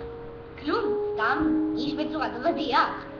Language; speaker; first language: Hebrew; early bilingual, other home language; Russian